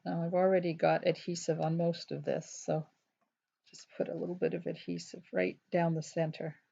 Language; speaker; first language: English; native; English